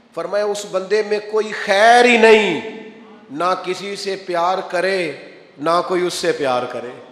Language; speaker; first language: Urdu; non-native, local second language; Punjabi